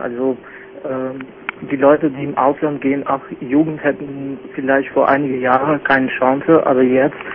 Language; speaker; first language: German; non-native, fluent; Albanian